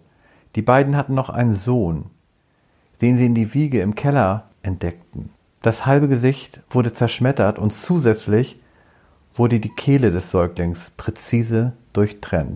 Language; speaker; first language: German; native; German